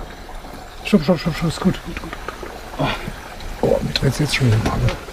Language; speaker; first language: German; native; German